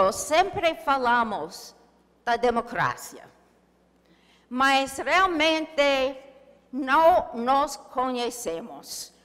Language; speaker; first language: Portuguese; non-native, learner; English